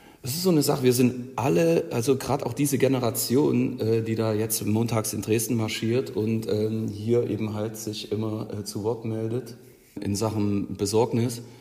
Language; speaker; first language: German; native; German